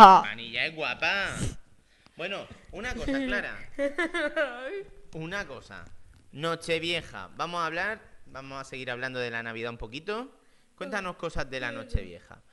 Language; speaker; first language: Spanish; native; Spanish